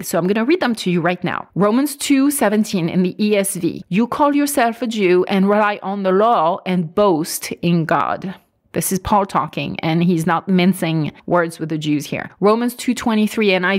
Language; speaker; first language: English; non-native, fluent; French